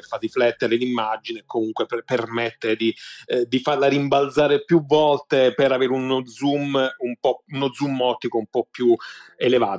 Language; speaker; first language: Italian; native; Italian